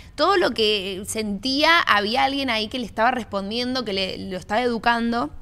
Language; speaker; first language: Spanish; native; Spanish